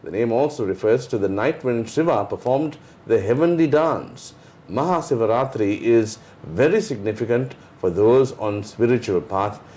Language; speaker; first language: English; non-native, local second language; Sinhala